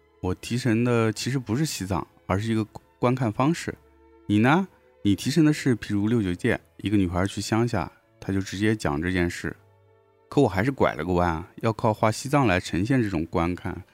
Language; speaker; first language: Chinese; native; Chinese